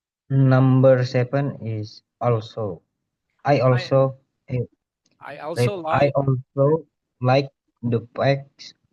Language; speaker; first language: English; non-native, learner; Indonesian